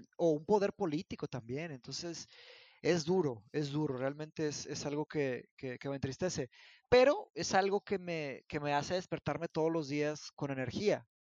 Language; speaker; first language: Spanish; early bilingual, other home language; Portuguese